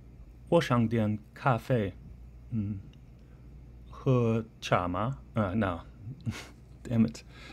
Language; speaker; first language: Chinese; non-native, learner; English